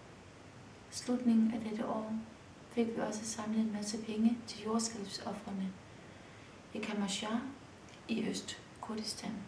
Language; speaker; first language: Danish; early bilingual, other home language; Kurdish